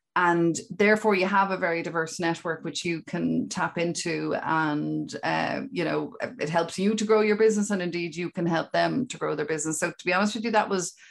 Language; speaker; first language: English; native; English